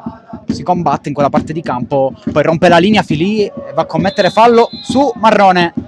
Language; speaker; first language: Italian; native; Italian